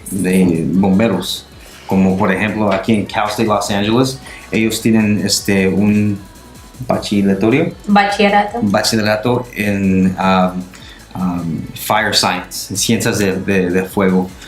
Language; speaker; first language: Spanish; non-native, local second language; English